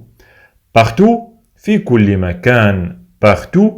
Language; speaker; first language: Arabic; native; Arabic